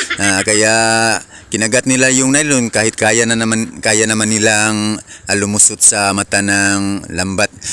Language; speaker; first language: Filipino; non-native, local second language; Cebuano